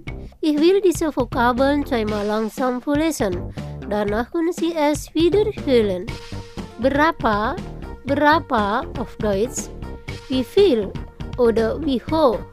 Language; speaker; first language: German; non-native, fluent; Indonesian